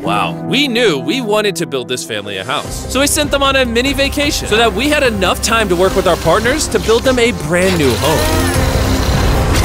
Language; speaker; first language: English; native; English